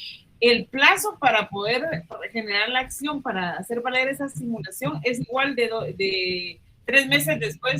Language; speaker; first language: Spanish; native; Spanish